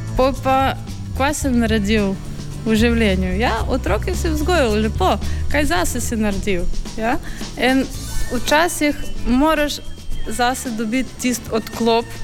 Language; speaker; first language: Slovenian; non-native, fluent; Russian